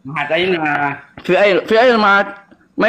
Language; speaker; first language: Arabic; non-native, learner; Indonesian